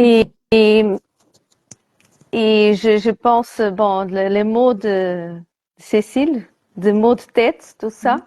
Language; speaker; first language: French; non-native, learner; Portuguese